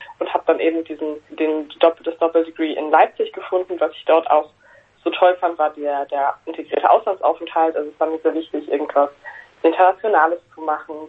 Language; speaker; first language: German; native; German